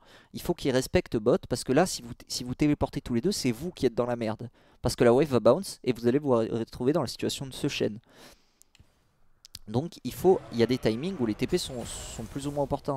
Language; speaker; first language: French; native; French